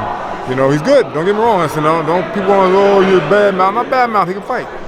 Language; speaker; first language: English; native; English